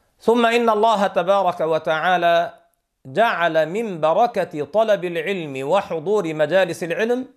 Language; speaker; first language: Arabic; native; Arabic